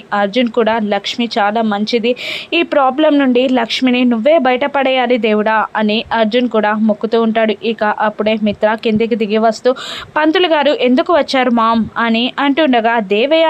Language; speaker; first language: Telugu; native; Telugu